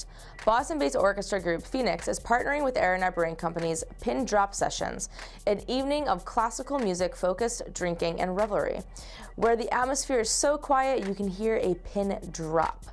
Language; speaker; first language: English; native; English